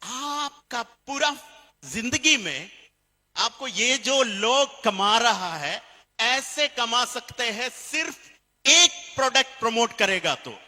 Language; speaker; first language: Hindi; non-native, fluent; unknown